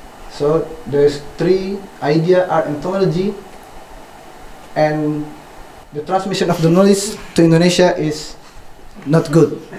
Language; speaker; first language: English; non-native, fluent; Indonesian